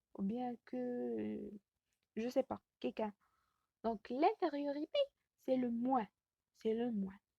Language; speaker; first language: French; non-native, local second language; Arabic